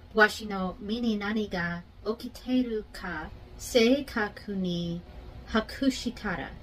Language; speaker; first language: Japanese; non-native, learner; English